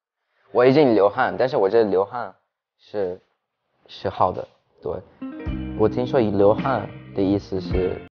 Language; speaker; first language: Chinese; early bilingual, heritage; Chinese